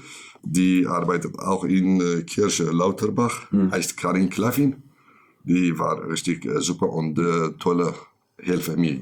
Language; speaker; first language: German; non-native, learner; Kurdish